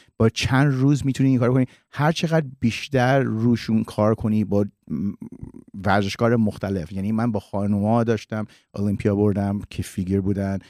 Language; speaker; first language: Persian; early bilingual, heritage; Persian